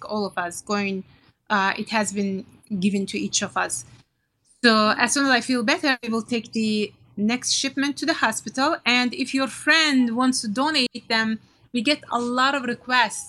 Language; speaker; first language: English; non-native, fluent; Turkish